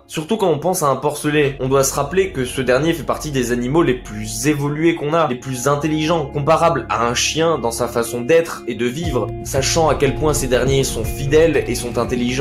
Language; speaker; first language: French; native; French